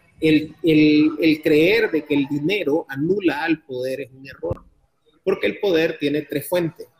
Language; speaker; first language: Spanish; native; Spanish